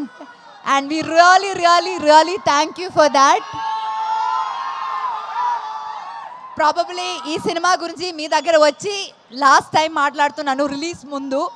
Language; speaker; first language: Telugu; non-native, fluent; Malayalam